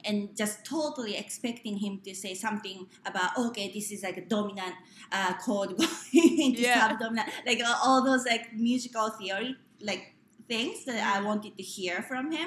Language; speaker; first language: English; non-native, fluent; Japanese